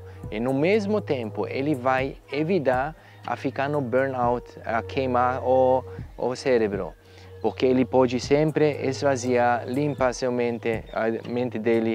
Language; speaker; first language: Portuguese; non-native, learner; German